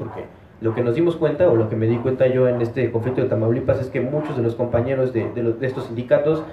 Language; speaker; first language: Spanish; native; Spanish